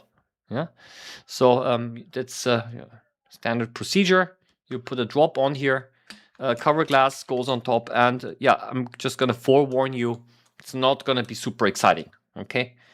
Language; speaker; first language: English; non-native, fluent; German